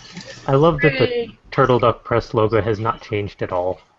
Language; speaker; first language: English; native; English